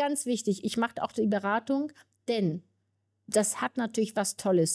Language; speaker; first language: German; native; German